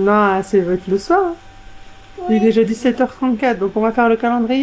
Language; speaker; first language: French; native; French